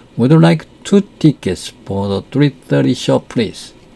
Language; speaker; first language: English; non-native, fluent; Korean